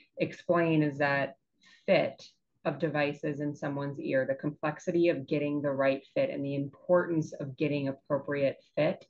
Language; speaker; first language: English; native; English